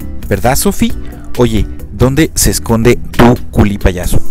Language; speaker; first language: Spanish; native; Spanish